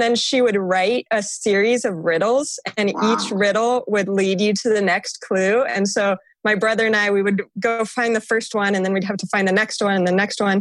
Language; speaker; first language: English; native; English